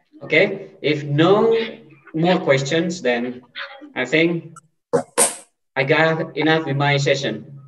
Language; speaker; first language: English; non-native, fluent; Indonesian